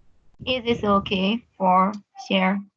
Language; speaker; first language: English; non-native, fluent; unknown